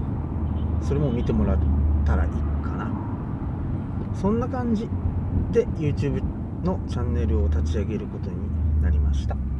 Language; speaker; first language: Japanese; native; Japanese